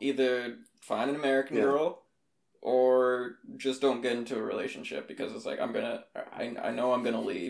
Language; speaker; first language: English; native; English